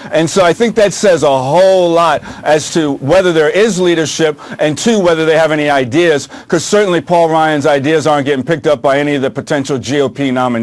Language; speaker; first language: English; native; English